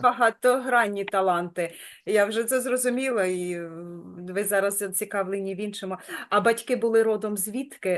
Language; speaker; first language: Ukrainian; native; Ukrainian